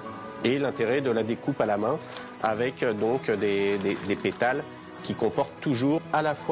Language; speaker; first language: French; native; French